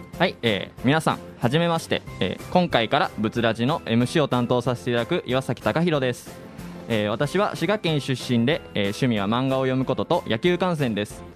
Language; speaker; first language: Japanese; native; Japanese